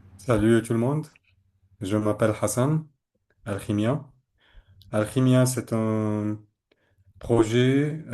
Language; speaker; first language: French; non-native, learner; Arabic